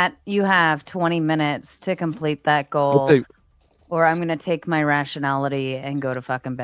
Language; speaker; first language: English; native; English